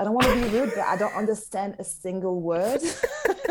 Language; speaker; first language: English; non-native, fluent; French